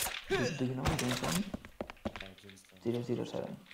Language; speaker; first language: English; non-native, learner; Spanish